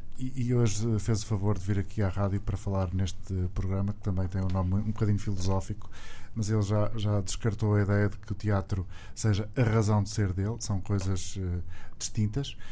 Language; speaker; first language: Portuguese; native; Portuguese